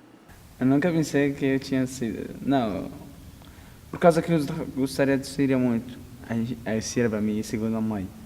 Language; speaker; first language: Portuguese; non-native, learner; Arabic